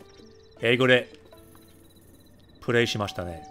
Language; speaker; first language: Japanese; non-native, fluent; English